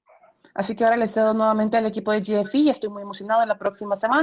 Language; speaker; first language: Spanish; native; Spanish